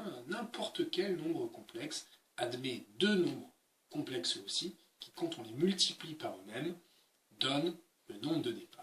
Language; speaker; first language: French; native; French